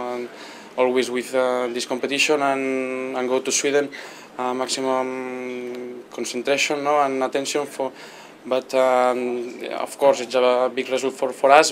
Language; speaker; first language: English; non-native, learner; Spanish